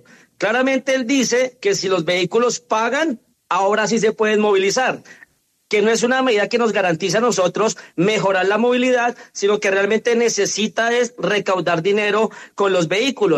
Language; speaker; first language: Spanish; native; Spanish